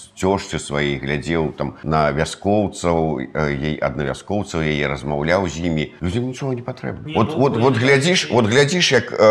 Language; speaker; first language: Belarusian; native; Belarusian